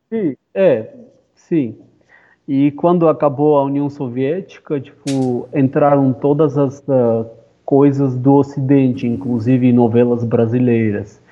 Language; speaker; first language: Portuguese; non-native, fluent; Armenian